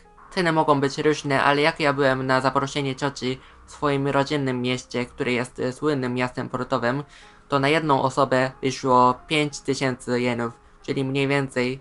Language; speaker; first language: Polish; non-native, fluent; Japanese